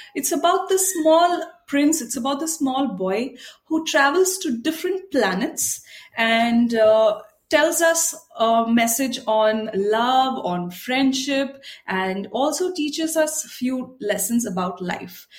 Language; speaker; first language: English; non-native, local second language; Tamil